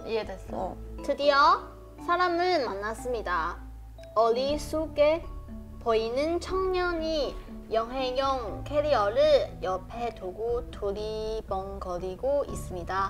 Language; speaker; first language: Korean; non-native, fluent; Chinese